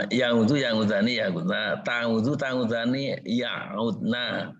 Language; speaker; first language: Arabic; non-native, learner; Indonesian